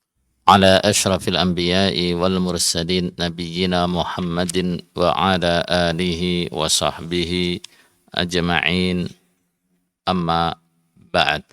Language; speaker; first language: Arabic; non-native, fluent; Indonesian